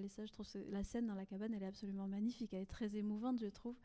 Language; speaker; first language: French; native; French